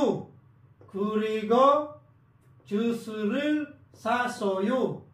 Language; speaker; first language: Korean; non-native, fluent; Filipino